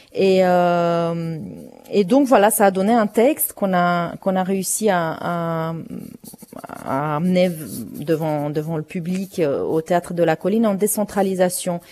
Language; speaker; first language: French; non-native, fluent; Romanian